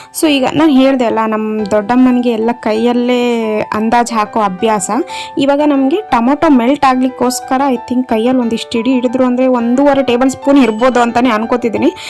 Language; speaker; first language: Kannada; non-native, local second language; Telugu